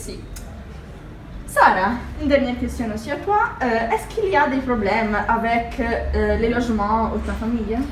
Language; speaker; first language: French; non-native, fluent; Italian